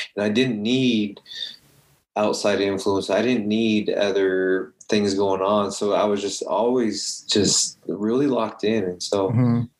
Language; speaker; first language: English; native; English